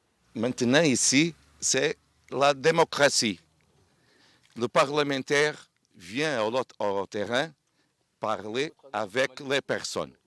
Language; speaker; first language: French; non-native, learner; Portuguese